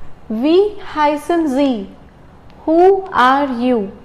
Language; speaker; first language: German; non-native, learner; Hindi